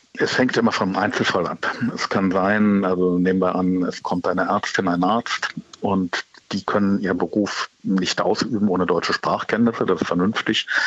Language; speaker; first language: German; native; German